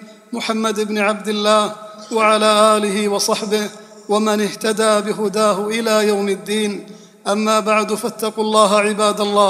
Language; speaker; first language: Arabic; native; Arabic